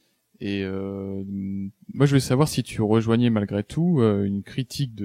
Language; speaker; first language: French; native; French